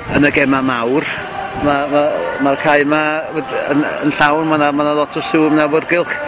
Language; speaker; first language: Welsh; native; Welsh